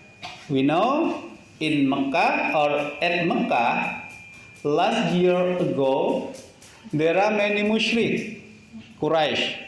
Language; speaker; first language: English; non-native, learner; Indonesian